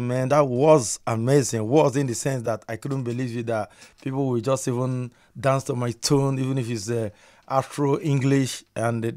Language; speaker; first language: English; non-native, local second language; Igbo